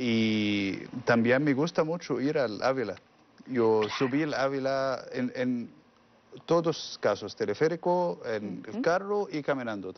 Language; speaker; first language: Spanish; non-native, learner; Arabic